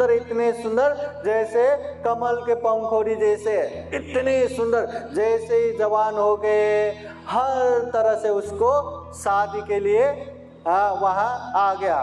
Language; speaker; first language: Hindi; non-native, local second language; Marathi